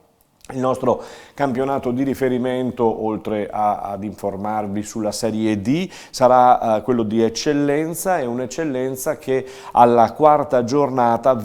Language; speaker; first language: Italian; native; Italian